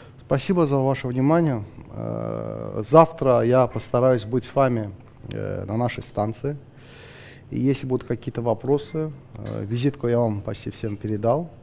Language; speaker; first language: Russian; non-native, local second language; Azerbaijani